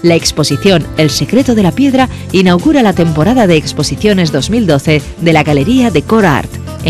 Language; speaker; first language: Spanish; native; Spanish